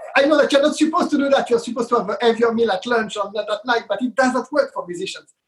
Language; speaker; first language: English; non-native, fluent; Hebrew